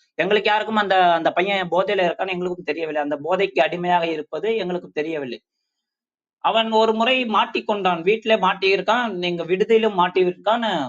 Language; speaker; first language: Tamil; non-native, local second language; Urdu